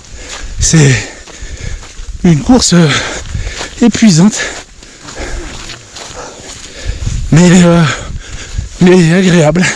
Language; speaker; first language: French; native; French